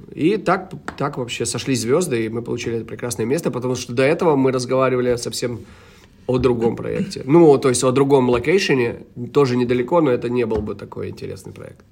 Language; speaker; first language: Russian; early bilingual, heritage; Russian